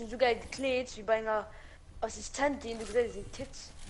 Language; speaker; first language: German; non-native, local second language; Luxembourgish